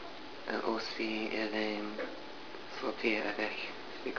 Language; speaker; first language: French; non-native, learner; English